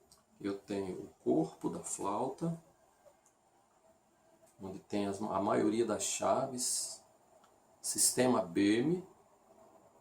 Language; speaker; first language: Portuguese; native; Portuguese